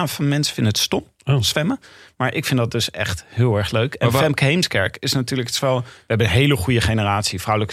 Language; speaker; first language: Dutch; native; Dutch